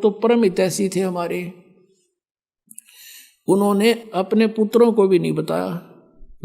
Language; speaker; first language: Hindi; native; Hindi